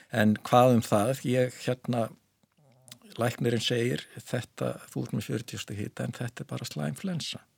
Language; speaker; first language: Icelandic; native; Icelandic